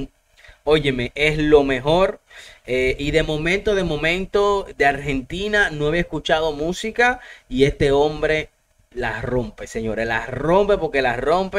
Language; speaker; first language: Spanish; native; Spanish